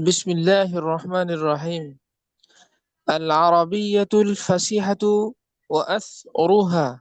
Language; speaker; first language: Arabic; non-native, learner; Bangla